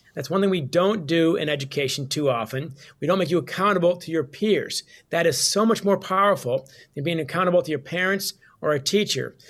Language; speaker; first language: English; native; English